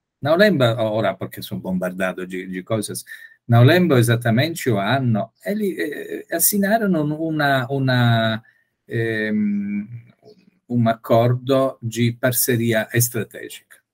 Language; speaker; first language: Portuguese; non-native, learner; Italian